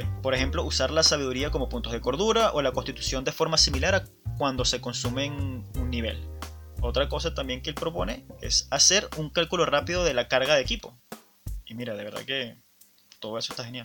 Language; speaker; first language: Spanish; native; Spanish